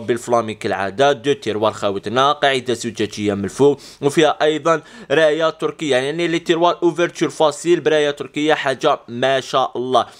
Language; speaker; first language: Arabic; native; Arabic